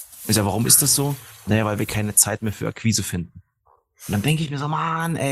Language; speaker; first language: German; native; German